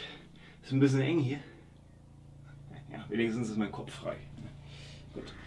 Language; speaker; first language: German; native; German